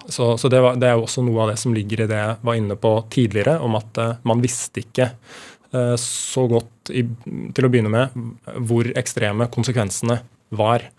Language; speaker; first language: Norwegian; native; Norwegian